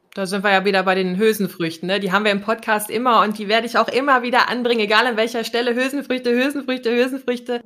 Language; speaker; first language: German; native; German